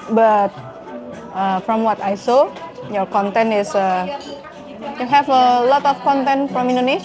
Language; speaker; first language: English; non-native, fluent; Indonesian